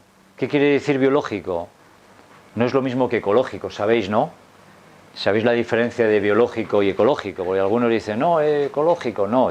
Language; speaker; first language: Spanish; native; Spanish